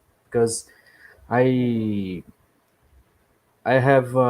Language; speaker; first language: English; non-native, learner; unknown